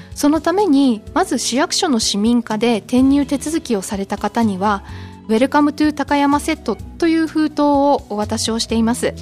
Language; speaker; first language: Japanese; native; Japanese